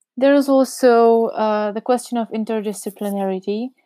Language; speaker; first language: English; non-native, fluent; Czech